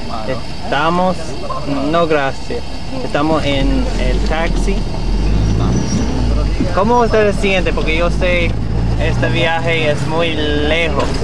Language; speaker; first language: Spanish; non-native, learner; English